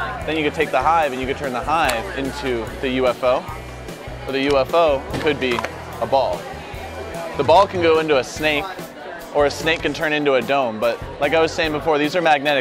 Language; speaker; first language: English; native; English